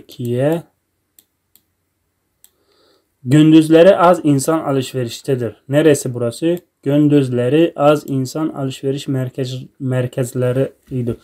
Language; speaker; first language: Turkish; non-native, learner; Tajik